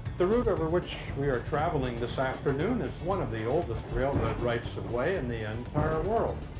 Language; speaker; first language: English; native; English